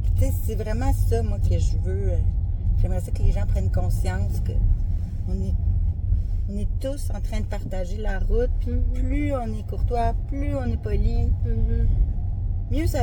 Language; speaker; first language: French; native; French